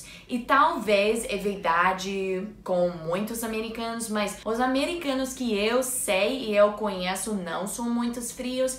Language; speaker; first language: Portuguese; non-native, learner; English